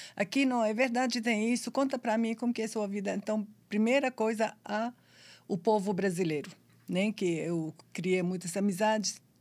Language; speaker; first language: Portuguese; non-native, fluent; Arabic